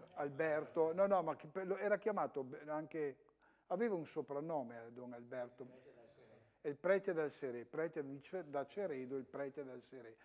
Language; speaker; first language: Italian; native; Italian